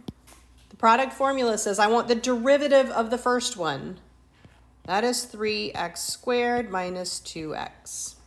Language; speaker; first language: English; native; English